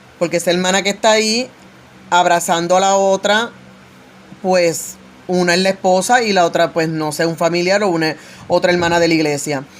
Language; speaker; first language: Spanish; native; Spanish